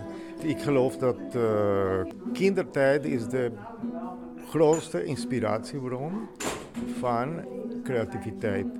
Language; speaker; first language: Dutch; non-native, learner; Spanish